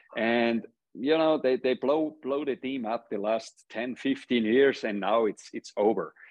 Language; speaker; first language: English; non-native, fluent; German